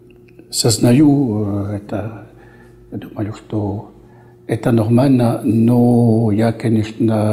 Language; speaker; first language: Russian; non-native, fluent; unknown